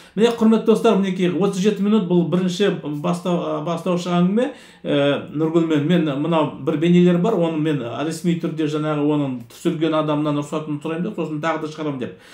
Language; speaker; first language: Kazakh; native; Kazakh